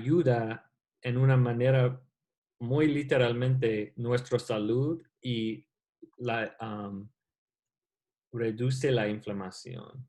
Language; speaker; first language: Spanish; non-native, learner; English